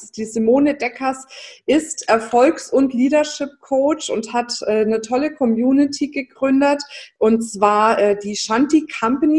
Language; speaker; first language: German; native; German